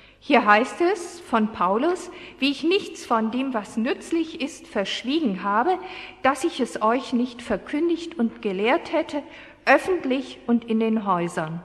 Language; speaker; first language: German; native; German